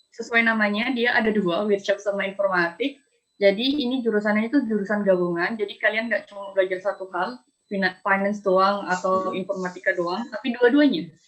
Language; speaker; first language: Indonesian; native; Indonesian